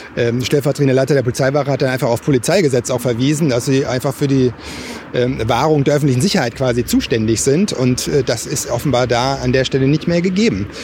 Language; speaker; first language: German; native; German